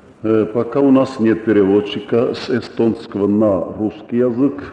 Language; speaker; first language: Russian; non-native, local second language; Estonian